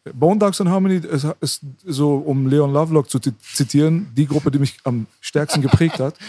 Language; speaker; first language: German; early bilingual, other home language; Persian